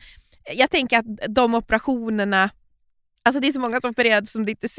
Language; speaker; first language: Swedish; native; Swedish